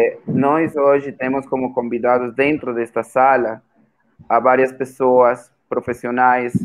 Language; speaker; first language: Portuguese; non-native, fluent; Spanish